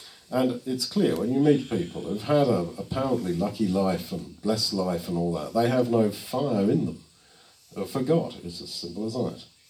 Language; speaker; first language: English; native; English